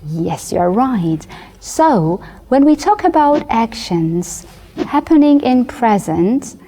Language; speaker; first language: English; non-native, fluent; Georgian